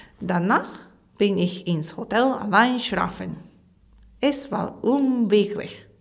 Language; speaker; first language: German; non-native, learner; Japanese